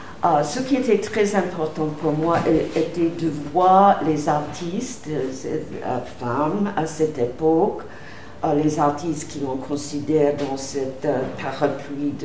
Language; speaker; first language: French; non-native, fluent; English